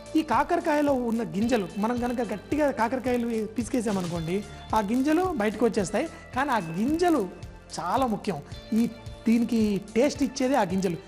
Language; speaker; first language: Telugu; native; Telugu